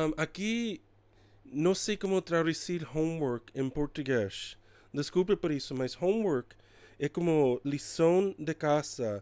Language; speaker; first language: Portuguese; non-native, learner; English